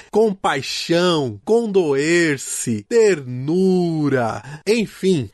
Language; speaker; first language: Portuguese; native; Portuguese